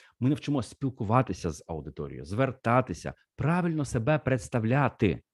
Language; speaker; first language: Ukrainian; non-native, local second language; Russian